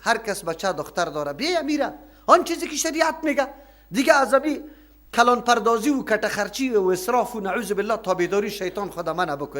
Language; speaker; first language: Persian; native; Persian